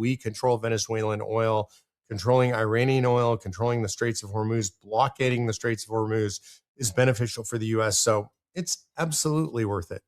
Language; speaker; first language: English; native; English